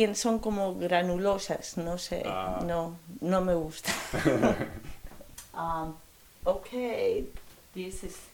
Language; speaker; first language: English; non-native, fluent; Spanish